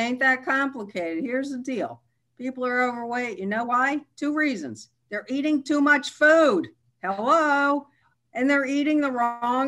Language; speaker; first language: English; native; English